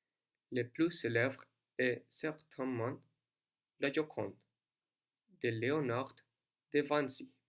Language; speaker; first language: French; non-native, learner; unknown